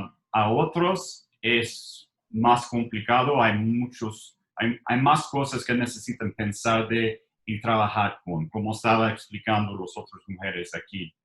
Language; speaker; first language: Spanish; non-native, learner; English